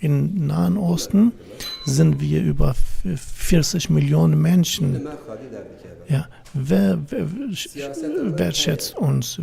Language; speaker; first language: German; non-native, fluent; Kurdish